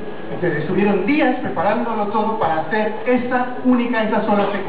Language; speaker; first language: Spanish; native; Spanish